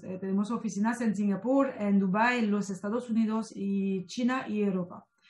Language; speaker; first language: Spanish; non-native, fluent; French